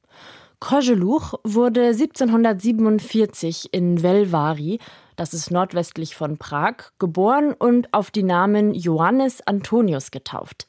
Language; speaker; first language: German; native; German